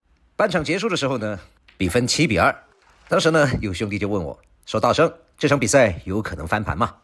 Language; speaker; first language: Chinese; native; Chinese